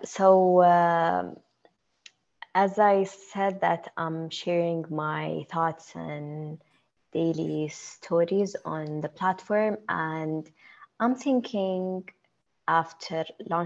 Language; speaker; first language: English; non-native, fluent; Arabic